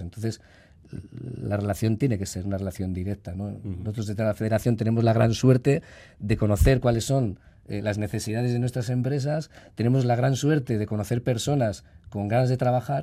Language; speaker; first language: Spanish; native; Spanish